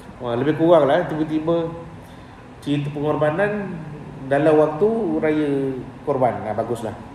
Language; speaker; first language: Malay; native; Malay